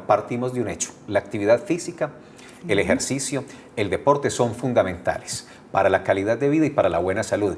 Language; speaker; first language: Spanish; native; Spanish